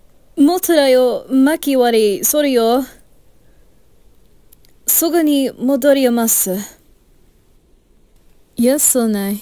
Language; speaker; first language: Japanese; non-native, learner; English